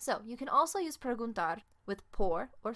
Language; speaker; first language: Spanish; non-native, fluent; English